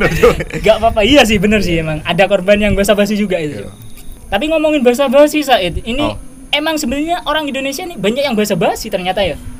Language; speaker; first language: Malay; non-native, local second language; Javanese